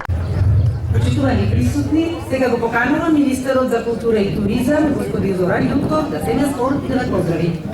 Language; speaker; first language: Macedonian; native; Macedonian